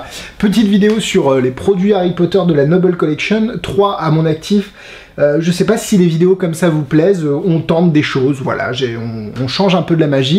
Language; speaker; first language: French; native; French